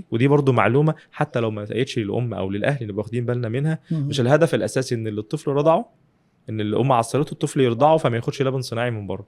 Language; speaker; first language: Arabic; native; Arabic